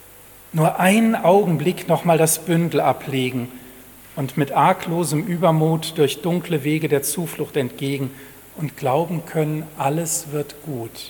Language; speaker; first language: German; native; German